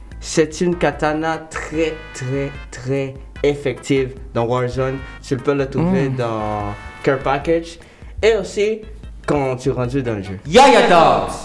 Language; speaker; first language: French; non-native, local second language; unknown